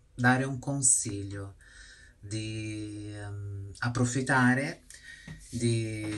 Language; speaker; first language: Italian; non-native, fluent; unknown